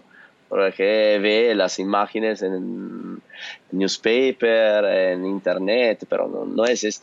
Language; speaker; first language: Spanish; non-native, learner; Italian